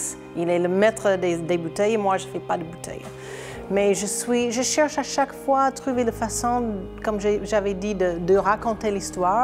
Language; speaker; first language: French; non-native, fluent; English